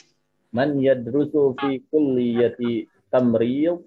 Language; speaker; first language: Arabic; non-native, learner; Indonesian